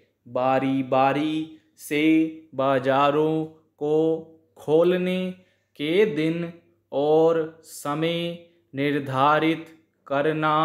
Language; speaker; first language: Hindi; native; Hindi